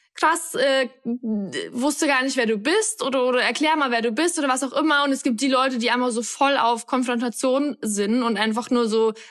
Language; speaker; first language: German; native; German